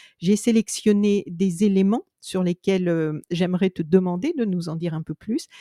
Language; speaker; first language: French; native; French